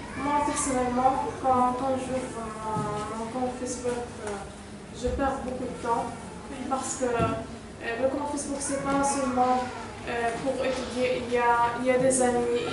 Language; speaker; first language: French; non-native, learner; Arabic